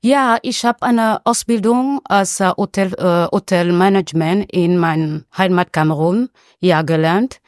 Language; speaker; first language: German; non-native, learner; French